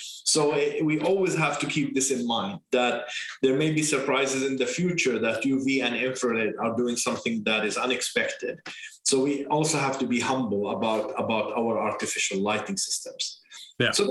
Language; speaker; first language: English; non-native, fluent; Arabic